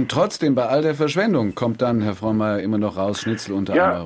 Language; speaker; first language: German; native; German